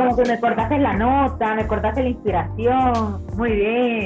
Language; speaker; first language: Spanish; native; Spanish